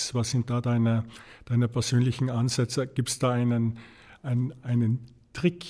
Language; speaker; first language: German; native; German